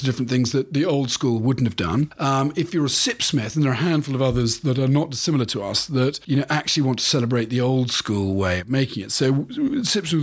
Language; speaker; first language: English; native; English